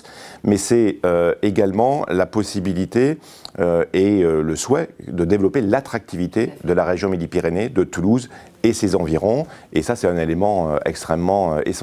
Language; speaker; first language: French; native; French